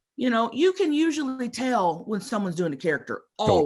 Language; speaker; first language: English; native; English